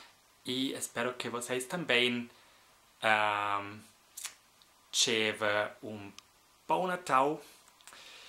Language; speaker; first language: Portuguese; non-native, fluent; German